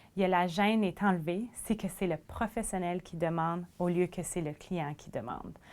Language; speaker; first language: French; native; French